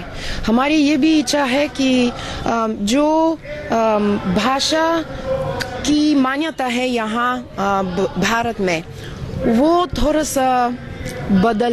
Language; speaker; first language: Hindi; non-native, fluent; Bulgarian